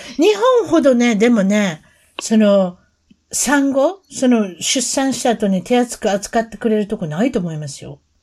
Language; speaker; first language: Japanese; native; Japanese